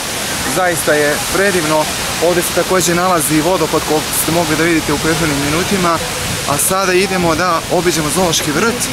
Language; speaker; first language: Bosnian; native; Bosnian